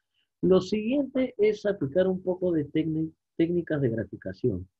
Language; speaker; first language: Spanish; native; Spanish